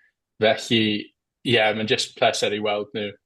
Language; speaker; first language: Welsh; native; Welsh